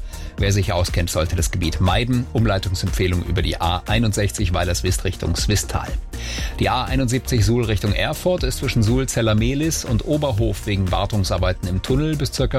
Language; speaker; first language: German; native; German